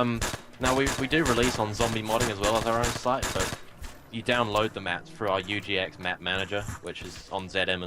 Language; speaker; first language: English; native; English